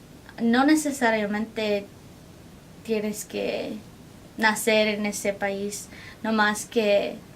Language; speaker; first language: Spanish; early bilingual, heritage; Spanish